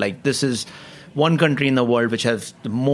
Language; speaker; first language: English; non-native, local second language; Hindi